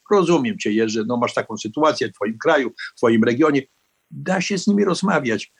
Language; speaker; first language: Polish; native; Polish